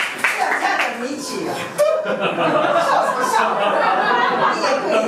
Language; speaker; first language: Chinese; non-native, fluent; Japanese